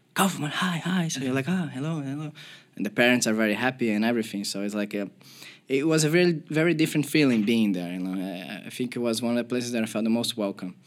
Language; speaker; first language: English; non-native, fluent; Portuguese